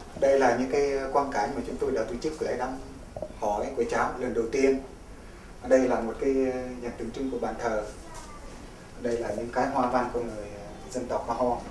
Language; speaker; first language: Vietnamese; non-native, local second language; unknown